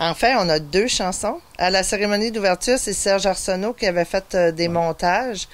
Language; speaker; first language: French; native; French